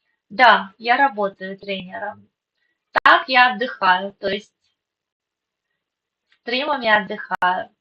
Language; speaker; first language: Russian; non-native, local second language; Armenian